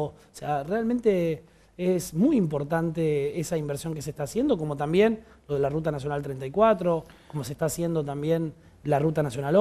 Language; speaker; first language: Spanish; native; Spanish